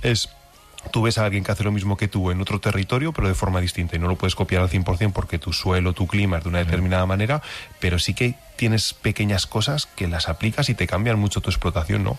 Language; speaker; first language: Spanish; native; Spanish